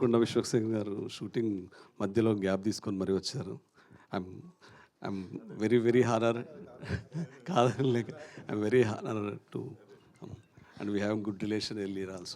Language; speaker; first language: Telugu; native; Telugu